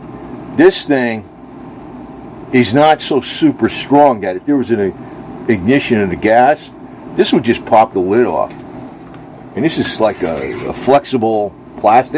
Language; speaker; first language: English; native; English